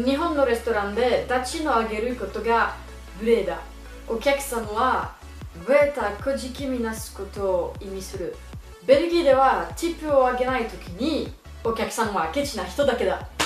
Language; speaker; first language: Japanese; non-native, learner; French